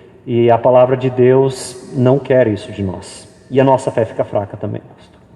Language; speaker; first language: Portuguese; native; Portuguese